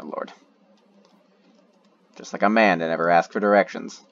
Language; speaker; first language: English; native; English